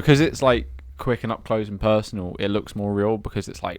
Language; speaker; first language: English; native; English